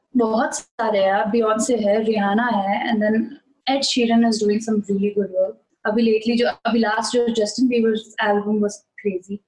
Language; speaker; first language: Hindi; native; Hindi